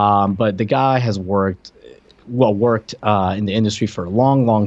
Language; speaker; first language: English; non-native, fluent; Spanish